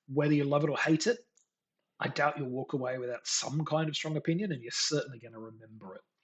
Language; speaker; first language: English; native; English